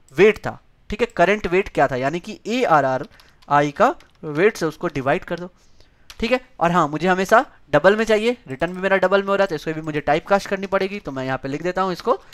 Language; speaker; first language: Hindi; native; Hindi